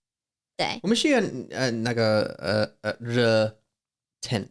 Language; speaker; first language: Chinese; non-native, learner; English